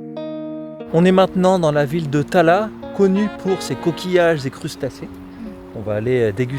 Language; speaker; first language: French; native; French